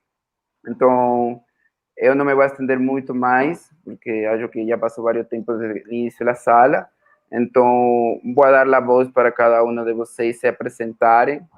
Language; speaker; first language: Portuguese; non-native, fluent; Spanish